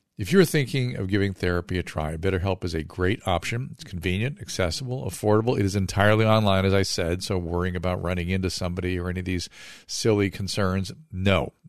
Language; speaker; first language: English; native; English